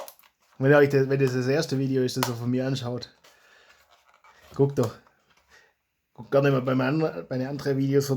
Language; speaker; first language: German; native; German